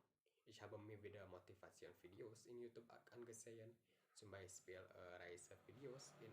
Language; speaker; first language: German; non-native, learner; Indonesian